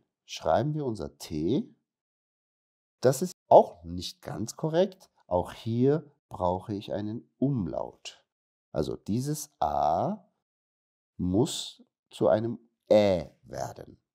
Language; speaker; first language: German; non-native, fluent; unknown